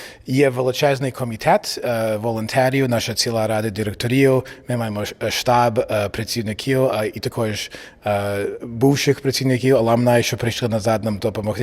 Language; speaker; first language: Ukrainian; early bilingual, heritage; English